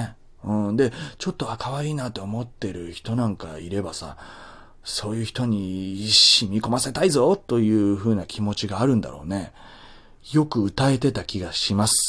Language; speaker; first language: Japanese; native; Japanese